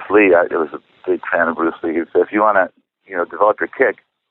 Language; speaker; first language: English; early bilingual, other home language; Czech